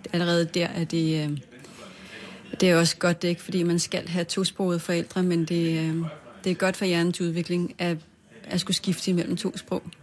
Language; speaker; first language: Danish; native; Danish